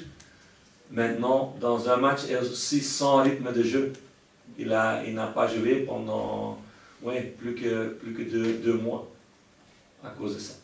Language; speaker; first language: French; non-native, local second language; Dutch